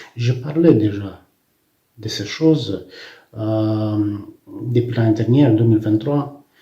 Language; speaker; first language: French; non-native, fluent; Romanian